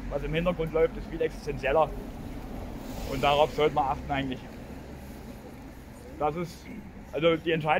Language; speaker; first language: German; native; German